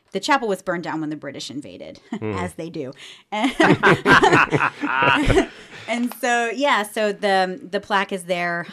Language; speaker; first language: English; native; English